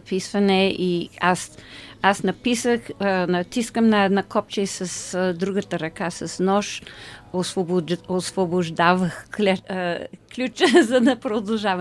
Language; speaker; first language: Bulgarian; early bilingual, heritage; Bulgarian